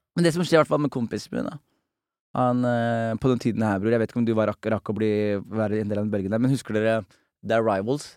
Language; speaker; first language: Norwegian; early bilingual, other home language; Somali